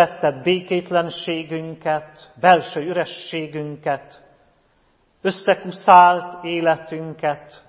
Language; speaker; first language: Hungarian; native; Hungarian